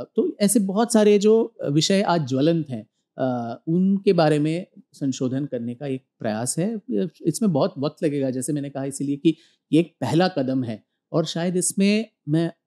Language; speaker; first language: Hindi; non-native, local second language; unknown